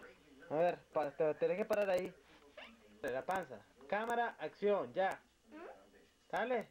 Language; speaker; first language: Spanish; native; Spanish